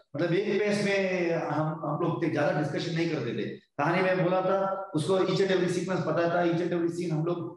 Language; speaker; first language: Hindi; non-native, local second language; Kannada